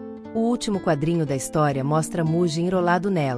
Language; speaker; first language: Portuguese; native; Portuguese